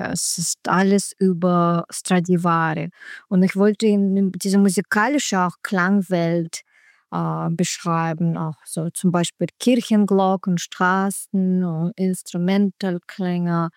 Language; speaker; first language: German; non-native, learner; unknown